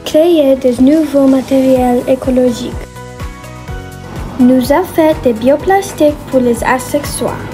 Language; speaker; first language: French; non-native, learner; English